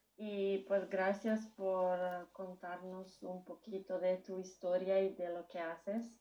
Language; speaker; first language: Spanish; non-native, fluent; Macedonian